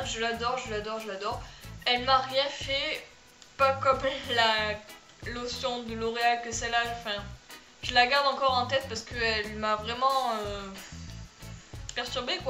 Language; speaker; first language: French; native; French